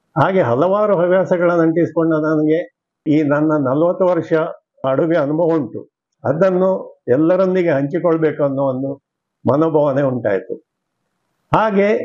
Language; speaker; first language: Kannada; non-native, local second language; Konkani